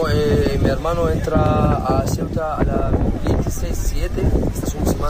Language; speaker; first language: Spanish; non-native, learner; Arabic